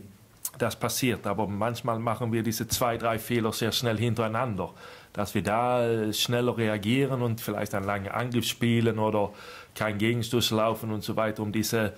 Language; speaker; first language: German; non-native, fluent; Swedish